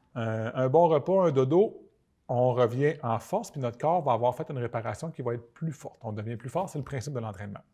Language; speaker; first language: French; native; French